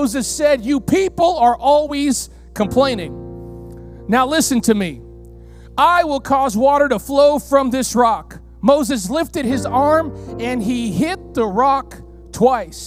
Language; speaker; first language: English; early bilingual, other home language; Spanish